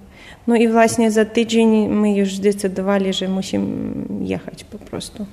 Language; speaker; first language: Polish; non-native, learner; Ukrainian